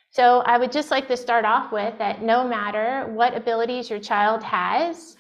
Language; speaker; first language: English; native; English